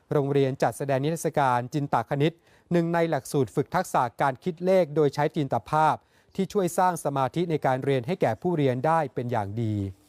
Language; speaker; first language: Thai; native; Thai